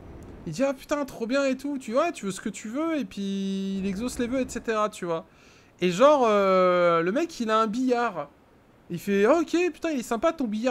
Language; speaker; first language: French; native; French